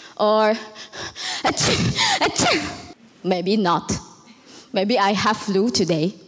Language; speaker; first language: English; non-native, learner; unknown